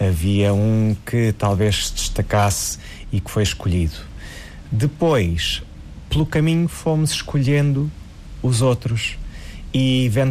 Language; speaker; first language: Portuguese; native; Portuguese